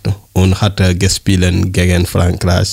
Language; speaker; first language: German; non-native, learner; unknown